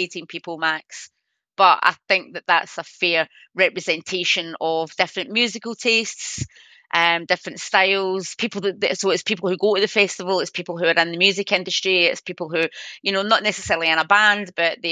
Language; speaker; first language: English; native; English